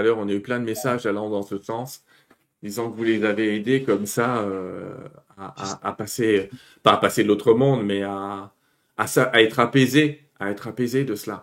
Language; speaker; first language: French; native; French